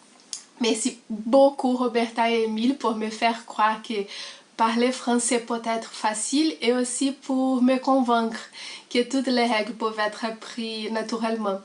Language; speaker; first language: French; non-native, learner; Portuguese